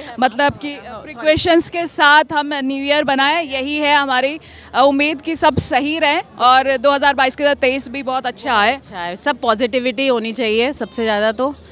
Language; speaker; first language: Hindi; native; Hindi